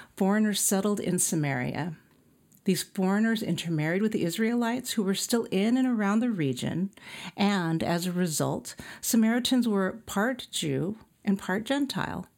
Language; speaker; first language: English; native; English